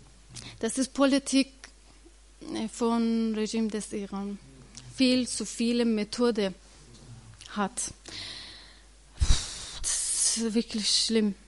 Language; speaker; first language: German; non-native, learner; Persian